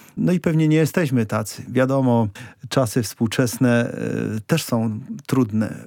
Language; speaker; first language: Polish; native; Polish